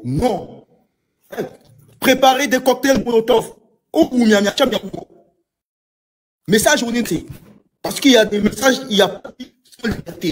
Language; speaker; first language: French; non-native, local second language; Ewe